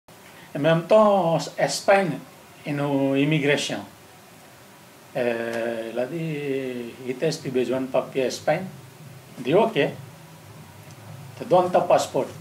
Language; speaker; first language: French; non-native, learner; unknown